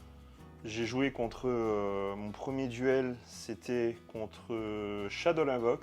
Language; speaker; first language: French; native; French